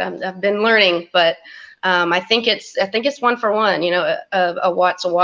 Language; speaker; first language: English; native; English